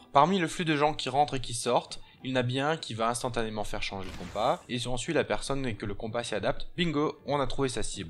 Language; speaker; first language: French; native; French